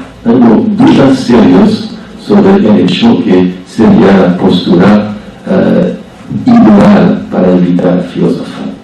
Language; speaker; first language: Spanish; non-native, fluent; French